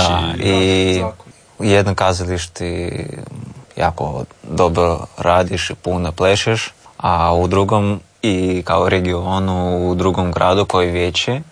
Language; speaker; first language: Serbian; non-native, learner; Russian